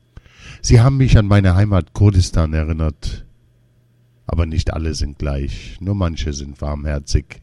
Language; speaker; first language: German; non-native, learner; Kurdish